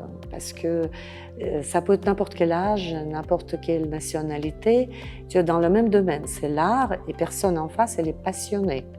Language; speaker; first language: French; non-native, fluent; Russian